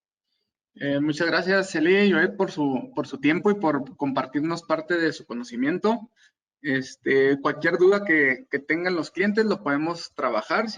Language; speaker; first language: Spanish; native; Spanish